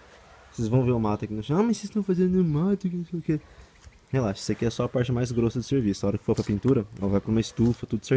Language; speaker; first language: Portuguese; native; Portuguese